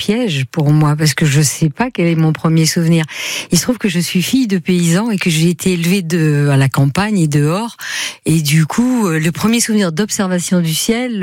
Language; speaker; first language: French; native; French